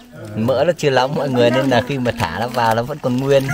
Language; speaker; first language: Vietnamese; native; Vietnamese